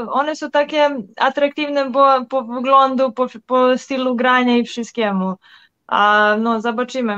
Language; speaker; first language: Polish; non-native, learner; Serbian